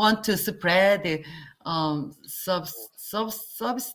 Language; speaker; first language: English; non-native, learner; Korean